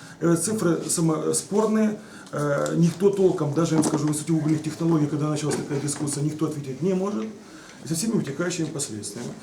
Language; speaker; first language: Russian; native; Russian